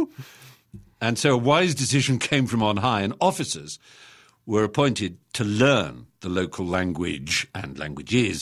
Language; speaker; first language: English; native; English